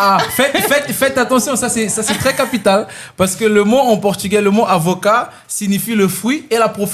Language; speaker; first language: French; native; French